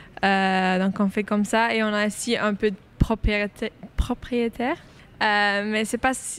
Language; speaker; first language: French; non-native, local second language; Dutch